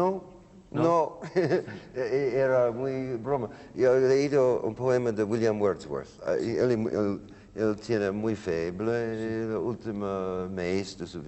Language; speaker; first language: Spanish; non-native, learner; English